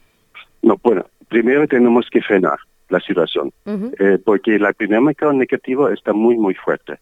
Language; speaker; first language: Spanish; non-native, learner; German